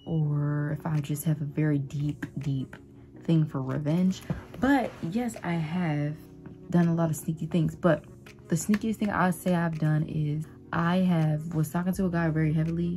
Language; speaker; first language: English; native; English